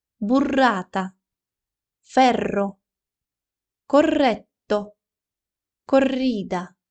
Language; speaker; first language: Italian; non-native, fluent; Ukrainian